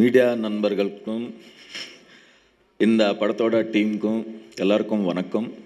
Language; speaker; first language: Tamil; non-native, learner; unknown